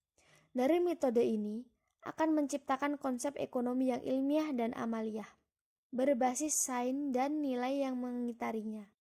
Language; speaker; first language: Indonesian; native; Indonesian